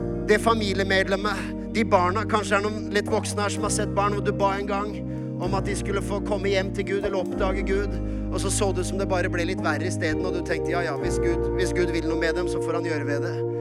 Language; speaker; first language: Norwegian; native; Norwegian